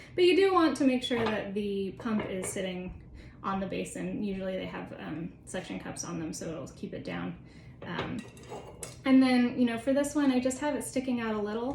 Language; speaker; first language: English; native; English